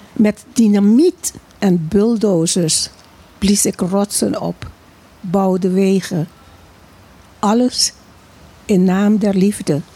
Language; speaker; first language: Dutch; non-native, local second language; Papiamento